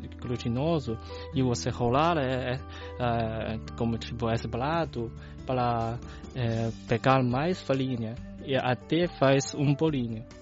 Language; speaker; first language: Portuguese; non-native, learner; Chinese